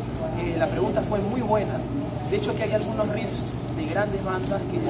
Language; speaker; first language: Spanish; native; Spanish